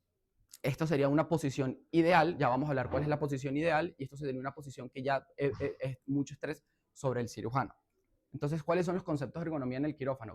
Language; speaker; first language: Spanish; native; Spanish